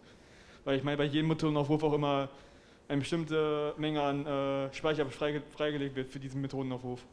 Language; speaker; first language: German; native; German